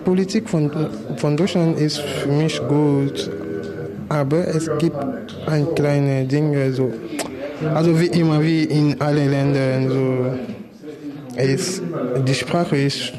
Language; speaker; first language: German; non-native, learner; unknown